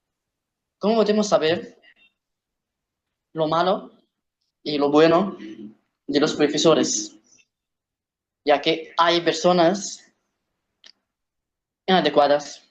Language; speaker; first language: Spanish; non-native, learner; Arabic